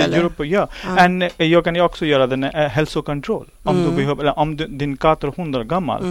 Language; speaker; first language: Swedish; non-native, learner; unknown